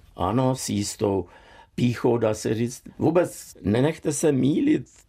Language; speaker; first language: Czech; non-native, fluent; Russian